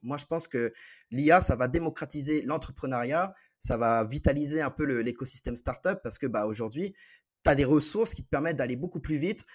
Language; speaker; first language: French; native; French